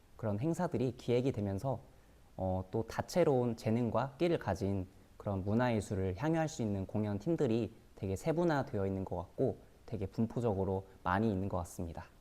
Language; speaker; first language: Korean; native; Korean